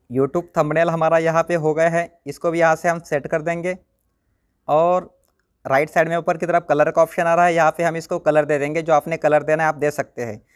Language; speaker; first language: Hindi; non-native, local second language; Marathi